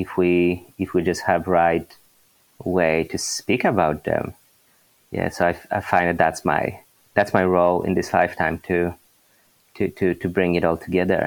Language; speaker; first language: English; non-native, fluent; Polish